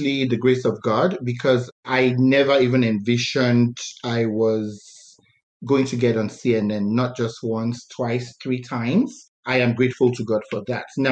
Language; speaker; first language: English; non-native, local second language; Yoruba